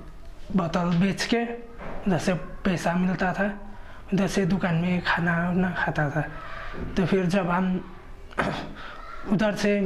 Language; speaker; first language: Hindi; non-native, local second language; Khasi